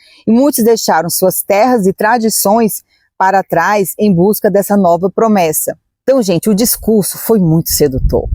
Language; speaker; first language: Portuguese; native; Portuguese